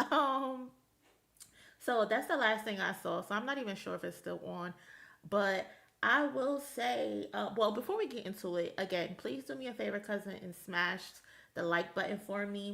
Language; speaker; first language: English; native; English